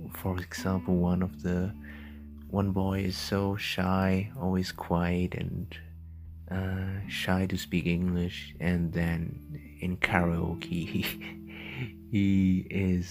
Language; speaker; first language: English; non-native, fluent; German